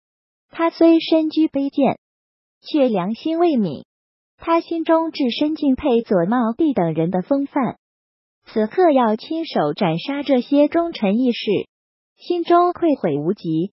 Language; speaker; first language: Chinese; native; Chinese